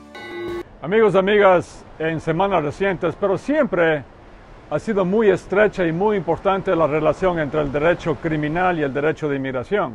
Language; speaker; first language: Spanish; non-native, fluent; English